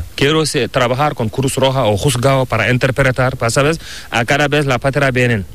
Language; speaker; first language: Spanish; non-native, learner; Fula